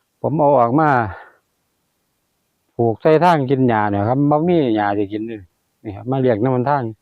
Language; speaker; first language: Thai; non-native, local second language; Lao